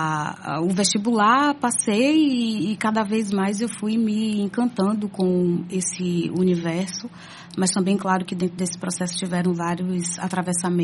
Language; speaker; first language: Portuguese; native; Portuguese